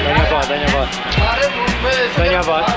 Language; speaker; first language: Portuguese; native; Portuguese